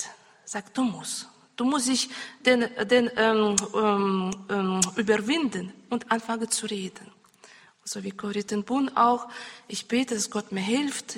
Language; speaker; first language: German; non-native, learner; Russian